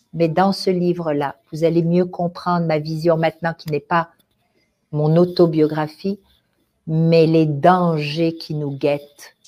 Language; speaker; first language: French; non-native, local second language; Arabic